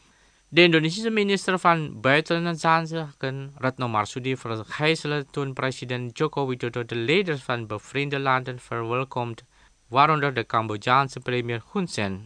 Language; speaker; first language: Dutch; non-native, fluent; Indonesian